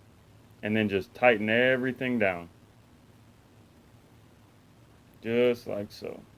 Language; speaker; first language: English; native; English